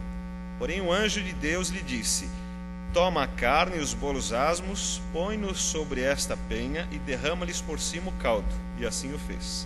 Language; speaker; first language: Portuguese; native; Portuguese